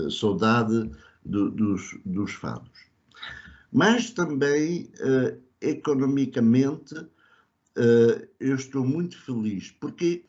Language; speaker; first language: Portuguese; early bilingual, other home language; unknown